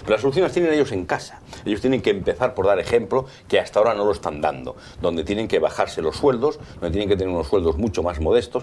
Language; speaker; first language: Spanish; native; Spanish